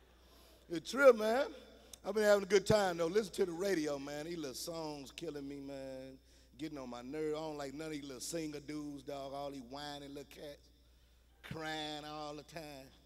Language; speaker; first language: English; native; English